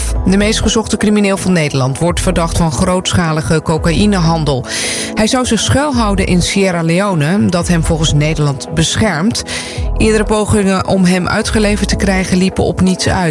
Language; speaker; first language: Dutch; native; Dutch